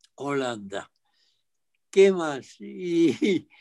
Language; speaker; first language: Spanish; non-native, fluent; Dutch